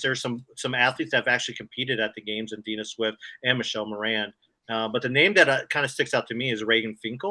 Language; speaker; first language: English; native; English